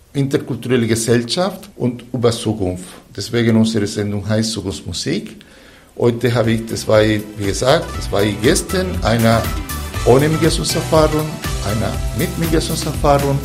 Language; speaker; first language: German; non-native, fluent; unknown